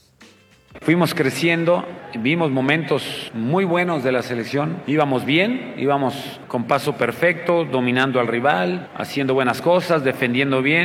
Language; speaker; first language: Spanish; native; Spanish